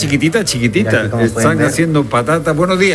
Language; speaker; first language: Spanish; native; Spanish